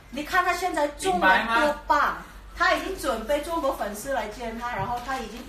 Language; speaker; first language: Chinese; non-native, fluent; Thai